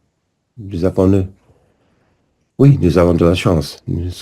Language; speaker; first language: French; non-native, learner; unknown